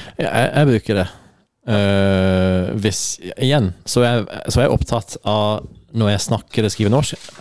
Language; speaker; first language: Norwegian; non-native, fluent; English